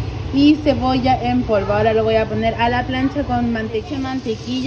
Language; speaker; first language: Spanish; native; Spanish